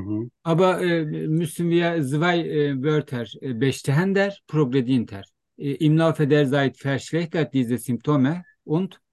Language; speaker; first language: German; non-native, learner; Turkish